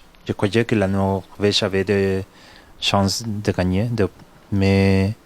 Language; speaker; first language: French; non-native, fluent; Spanish